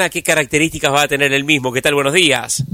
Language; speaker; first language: Spanish; native; Spanish